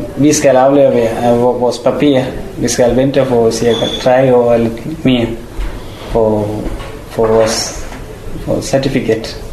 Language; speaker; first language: Danish; non-native, learner; Tamil